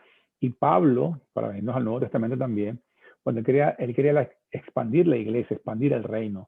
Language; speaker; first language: Spanish; native; Spanish